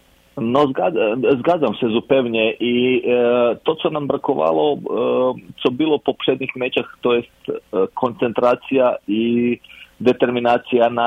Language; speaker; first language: Polish; non-native, fluent; Croatian